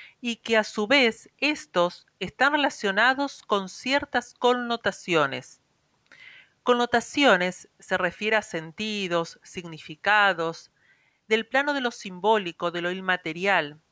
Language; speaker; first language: Spanish; native; Spanish